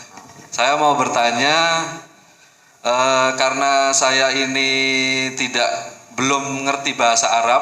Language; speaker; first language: Indonesian; native; Indonesian